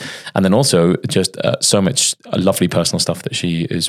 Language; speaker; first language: English; native; English